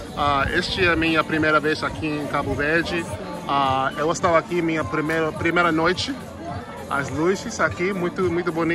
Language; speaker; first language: Portuguese; non-native, learner; English